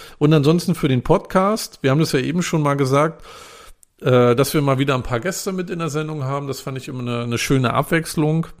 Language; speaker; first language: German; native; German